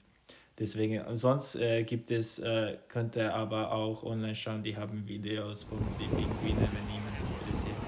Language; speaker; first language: German; non-native, fluent; Croatian